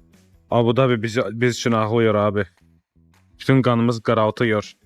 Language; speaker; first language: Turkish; non-native, learner; Azerbaijani